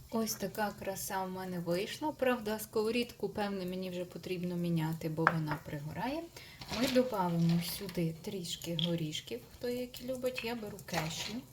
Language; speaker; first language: Ukrainian; non-native, local second language; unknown